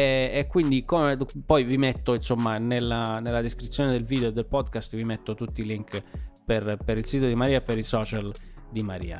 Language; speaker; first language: Italian; native; Italian